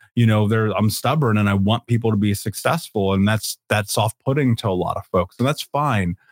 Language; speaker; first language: English; native; English